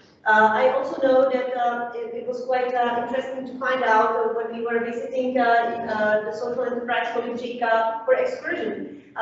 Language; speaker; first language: English; non-native, fluent; Czech